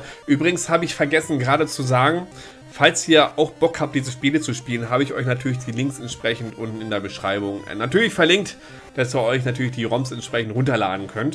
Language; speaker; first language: German; native; German